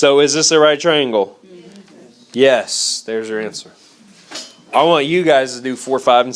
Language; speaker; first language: English; native; English